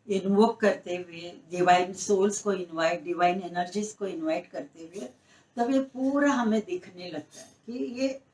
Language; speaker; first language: Hindi; non-native, local second language; Marathi